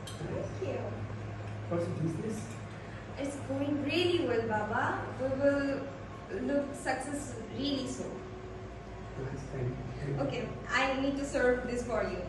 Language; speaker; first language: English; non-native, learner; Bangla